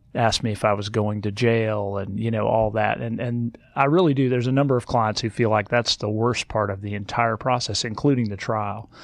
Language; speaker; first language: English; native; English